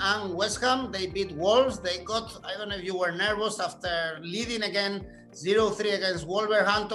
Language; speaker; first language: English; non-native, fluent; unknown